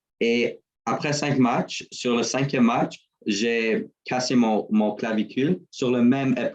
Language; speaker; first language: French; non-native, learner; English